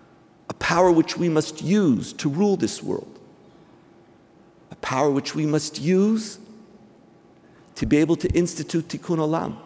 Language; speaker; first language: English; native; English